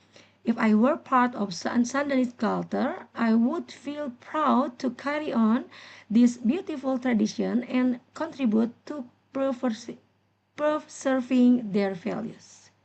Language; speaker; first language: English; non-native, learner; Indonesian